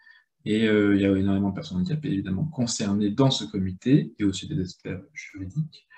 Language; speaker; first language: French; native; French